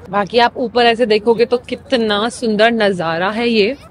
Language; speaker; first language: Hindi; native; Hindi